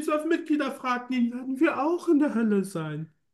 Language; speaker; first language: German; native; German